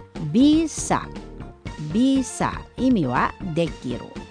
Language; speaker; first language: Japanese; non-native, fluent; Indonesian